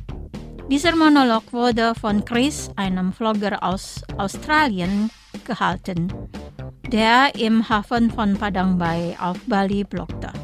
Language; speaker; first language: German; non-native, fluent; Indonesian